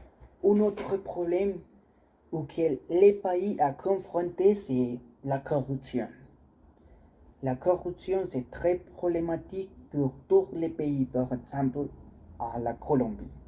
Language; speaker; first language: French; non-native, learner; Spanish